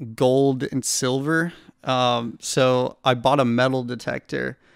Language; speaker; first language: English; native; English